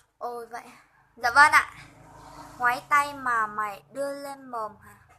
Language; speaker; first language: Vietnamese; non-native, local second language; Hmong